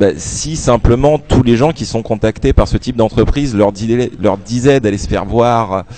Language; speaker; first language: French; native; French